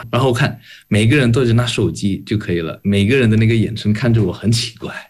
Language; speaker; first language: Chinese; early bilingual, heritage; Chinese